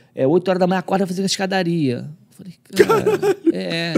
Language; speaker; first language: Portuguese; native; Portuguese